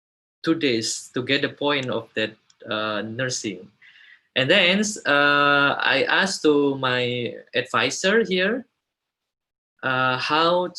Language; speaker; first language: English; non-native, fluent; Indonesian